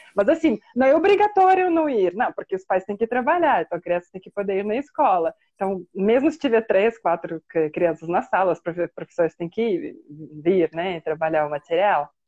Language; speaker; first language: Portuguese; non-native, fluent; Russian